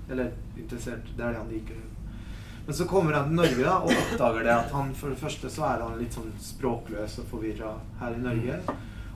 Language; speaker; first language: Norwegian; early bilingual, other home language; Spanish